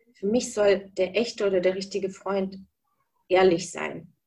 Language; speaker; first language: German; early bilingual, other home language; Russian